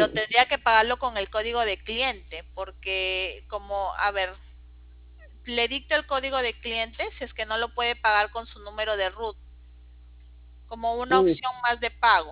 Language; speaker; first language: Spanish; native; Spanish